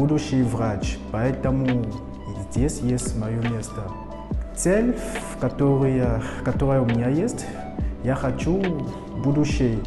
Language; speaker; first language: Russian; non-native, fluent; French